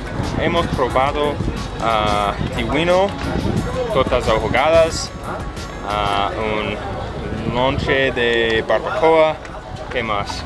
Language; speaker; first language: Spanish; non-native, learner; English